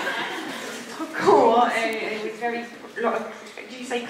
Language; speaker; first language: French; non-native, learner; English